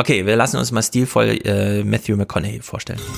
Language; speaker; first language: German; native; German